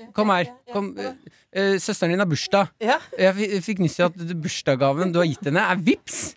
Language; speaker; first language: Norwegian; native; Norwegian